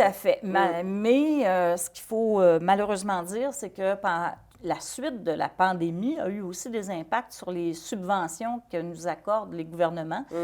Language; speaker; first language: French; native; French